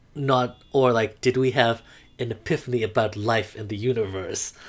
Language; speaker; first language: English; non-native, fluent; Burmese